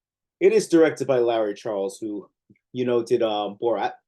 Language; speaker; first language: English; native; English